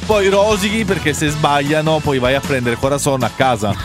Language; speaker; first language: Italian; native; Italian